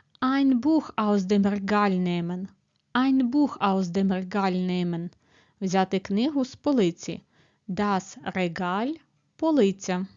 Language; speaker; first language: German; non-native, fluent; Ukrainian